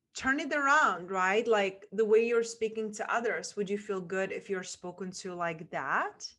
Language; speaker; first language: English; non-native, fluent; Czech